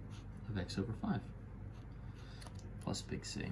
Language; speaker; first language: English; native; English